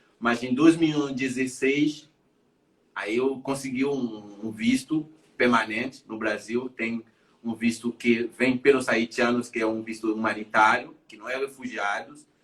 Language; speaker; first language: Portuguese; non-native, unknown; Haitian Creole